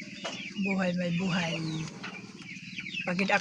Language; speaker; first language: Filipino; non-native, local second language; Cebuano